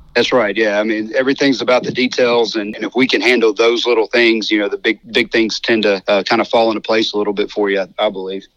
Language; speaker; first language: English; native; English